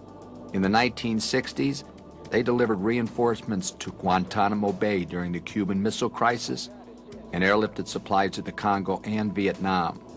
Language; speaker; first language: English; native; English